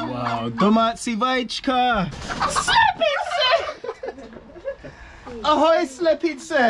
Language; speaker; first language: Czech; non-native, learner; English